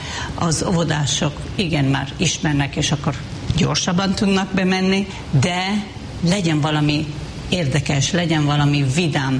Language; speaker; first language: Hungarian; non-native, fluent; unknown